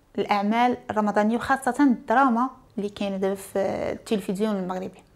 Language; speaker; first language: Arabic; native; Arabic